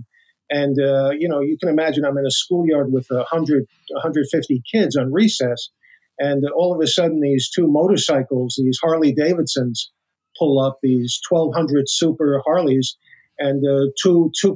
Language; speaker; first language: English; native; English